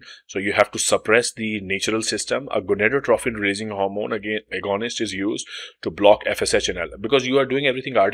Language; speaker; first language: English; non-native, local second language; Urdu